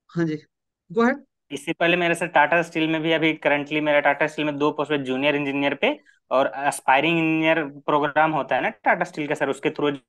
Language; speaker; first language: Hindi; native; Hindi